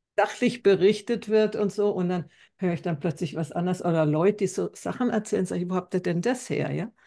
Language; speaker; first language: German; native; German